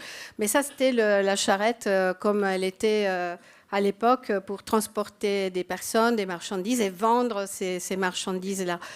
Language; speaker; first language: French; non-native, fluent; Italian